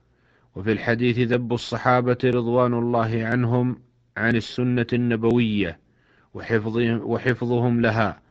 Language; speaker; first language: Arabic; native; Arabic